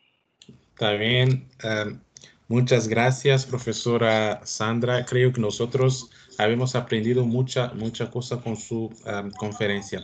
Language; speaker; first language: Spanish; non-native, learner; Portuguese